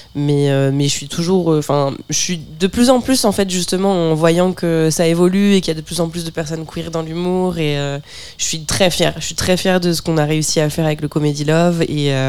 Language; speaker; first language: French; native; French